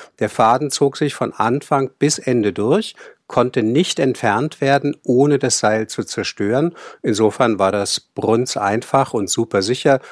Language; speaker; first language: German; native; German